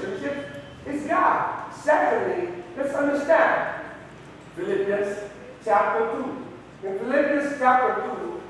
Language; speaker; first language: English; non-native, local second language; Filipino